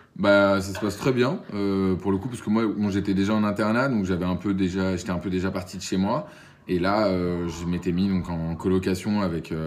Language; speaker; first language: French; native; French